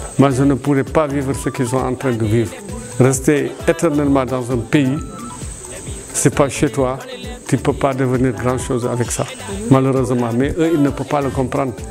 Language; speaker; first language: French; non-native, local second language; Fula